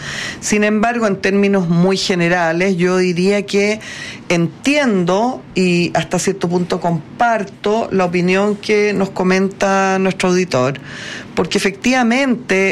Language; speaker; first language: Spanish; native; Spanish